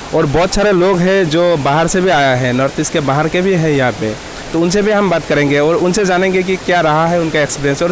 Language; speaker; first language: Hindi; non-native, local second language; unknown